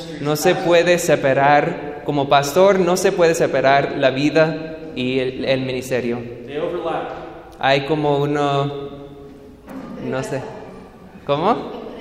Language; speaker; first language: Spanish; non-native, fluent; English